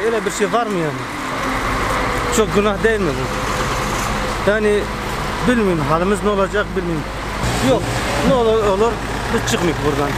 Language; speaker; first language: Turkish; non-native, fluent; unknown